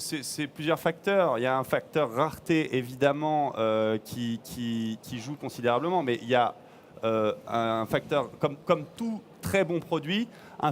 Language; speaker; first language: French; native; French